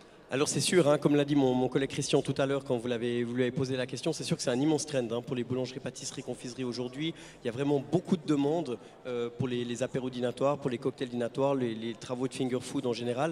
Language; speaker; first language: French; native; French